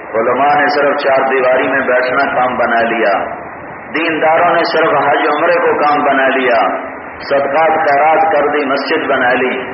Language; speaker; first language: Urdu; non-native, local second language; Punjabi